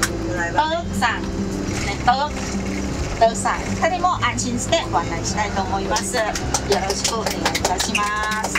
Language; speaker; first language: Japanese; non-native, fluent; Thai